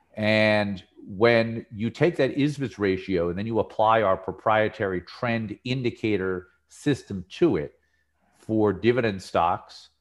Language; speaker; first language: English; native; English